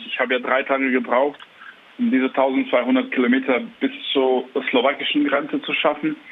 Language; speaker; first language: German; non-native, fluent; Ukrainian